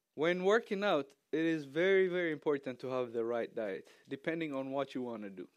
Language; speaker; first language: English; non-native, fluent; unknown